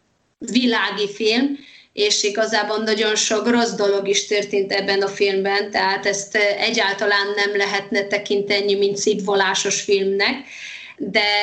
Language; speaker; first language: Hungarian; non-native, fluent; Polish